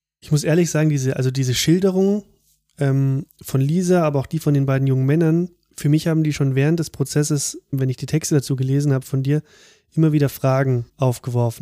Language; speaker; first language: German; native; German